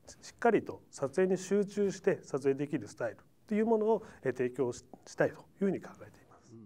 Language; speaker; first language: Japanese; native; Japanese